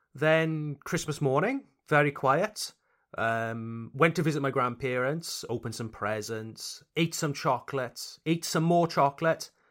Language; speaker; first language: English; native; English